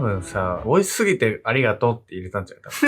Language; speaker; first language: Japanese; native; Japanese